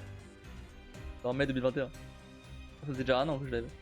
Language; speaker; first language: French; native; French